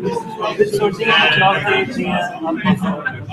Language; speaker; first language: Dutch; non-native, fluent; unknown